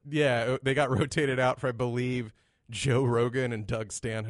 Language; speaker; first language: English; native; English